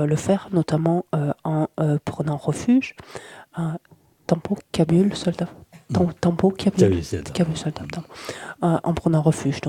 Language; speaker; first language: French; native; French